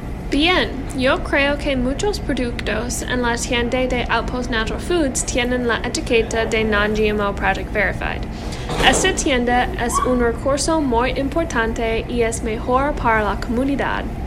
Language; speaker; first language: Spanish; non-native, learner; English